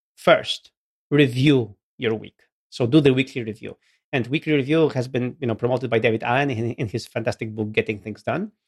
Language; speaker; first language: English; non-native, fluent; Polish